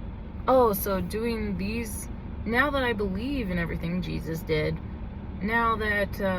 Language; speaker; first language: English; native; English